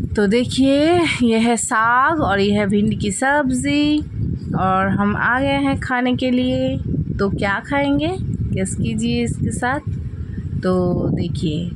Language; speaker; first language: Hindi; non-native, local second language; Bangla